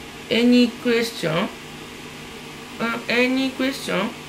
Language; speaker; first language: English; non-native, learner; Japanese